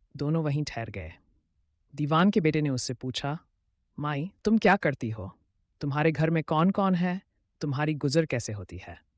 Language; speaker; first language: Hindi; native; Hindi